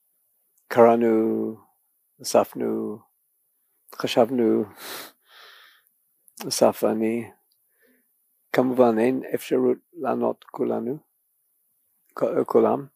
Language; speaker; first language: Hebrew; non-native, fluent; English